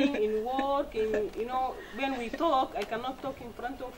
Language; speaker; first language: English; non-native, fluent; Arabic